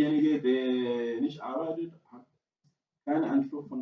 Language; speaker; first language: German; non-native, fluent; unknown